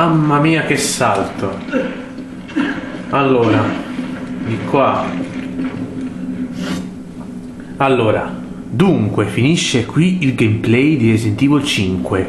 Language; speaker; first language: Italian; native; Italian